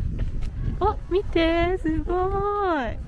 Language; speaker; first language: Japanese; native; Japanese